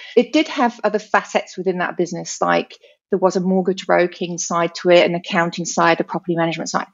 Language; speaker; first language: English; native; English